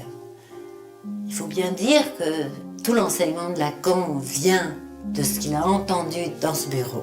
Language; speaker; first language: French; native; French